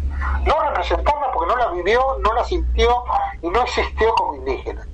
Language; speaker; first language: Spanish; native; Spanish